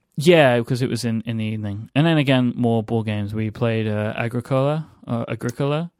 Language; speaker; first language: English; native; English